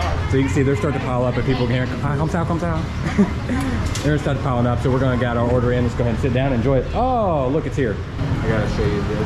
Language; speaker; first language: English; native; English